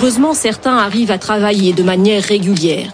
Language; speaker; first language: French; native; French